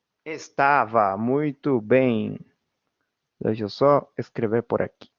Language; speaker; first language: Portuguese; non-native, fluent; Spanish